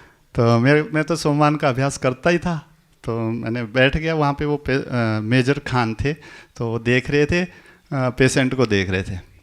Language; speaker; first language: Hindi; native; Hindi